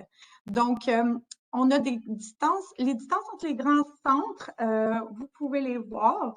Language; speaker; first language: French; native; French